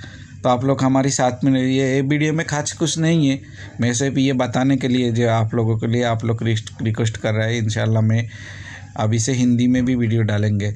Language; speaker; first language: Hindi; non-native, local second language; Bangla